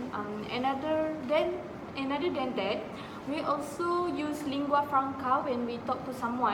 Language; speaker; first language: English; non-native, local second language; Malay